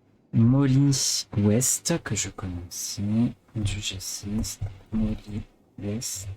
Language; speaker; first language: French; native; French